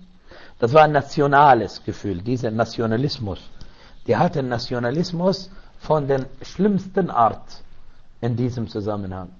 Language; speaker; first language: German; non-native, learner; Arabic